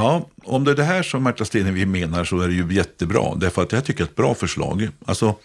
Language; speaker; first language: Swedish; native; Swedish